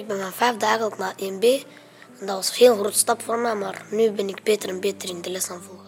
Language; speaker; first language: Dutch; early bilingual, other home language; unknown